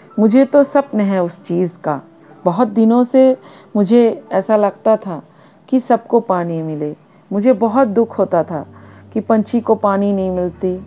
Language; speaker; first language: Hindi; non-native, local second language; Bangla